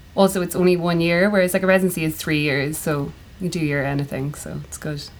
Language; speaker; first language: English; native; English